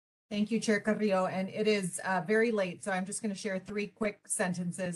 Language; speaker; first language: English; native; English